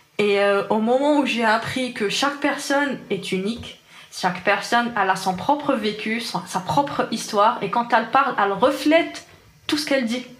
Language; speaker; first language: French; non-native, local second language; Arabic